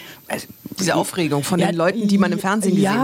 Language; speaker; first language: German; native; German